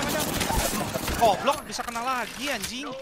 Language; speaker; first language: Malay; non-native, local second language; Sundanese